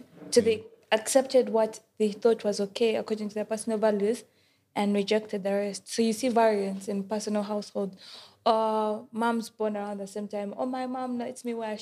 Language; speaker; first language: English; non-native, local second language; Ganda